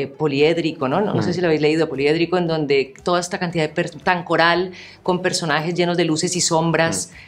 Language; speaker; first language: Spanish; native; Spanish